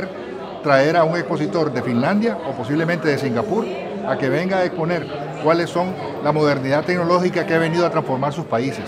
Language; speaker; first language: Spanish; native; Spanish